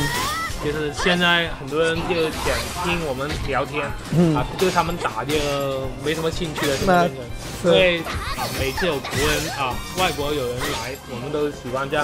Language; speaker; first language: Chinese; native; Chinese